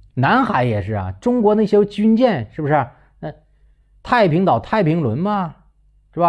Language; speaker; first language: Chinese; native; Chinese